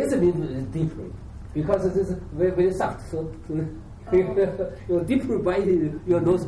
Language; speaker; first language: English; non-native, learner; Chinese